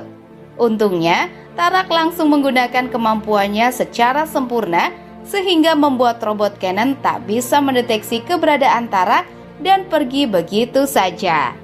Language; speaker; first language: Indonesian; native; Indonesian